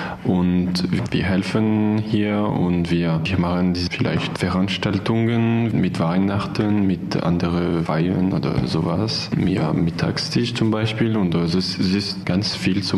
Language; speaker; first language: German; non-native, learner; French